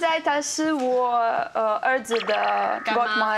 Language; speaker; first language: Chinese; non-native, fluent; Russian